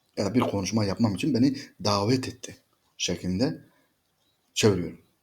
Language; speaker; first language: Turkish; native; Turkish